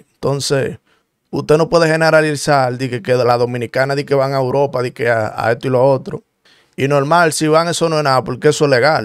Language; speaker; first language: Spanish; native; Spanish